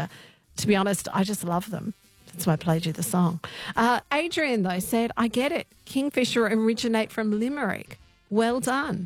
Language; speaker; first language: English; native; English